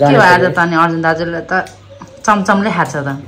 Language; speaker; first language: Nepali; native; Nepali